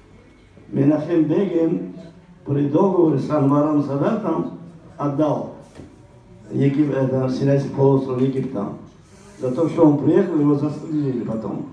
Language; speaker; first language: Russian; non-native, local second language; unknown